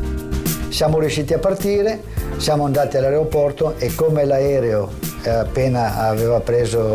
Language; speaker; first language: Italian; native; Italian